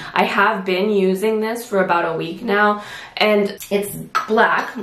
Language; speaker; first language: English; native; English